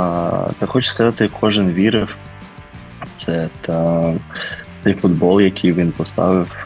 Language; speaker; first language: Ukrainian; early bilingual, heritage; Ukrainian